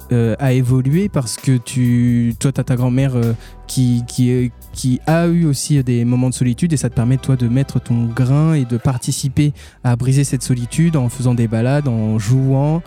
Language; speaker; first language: French; native; French